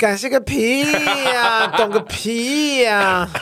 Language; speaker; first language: Chinese; native; Chinese